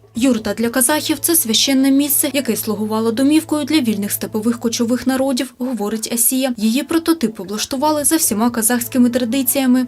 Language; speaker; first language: Ukrainian; native; Ukrainian